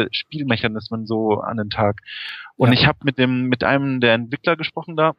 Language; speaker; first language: German; native; German